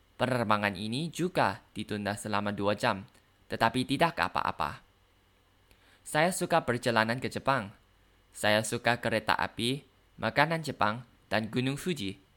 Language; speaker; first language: Indonesian; non-native, learner; Thai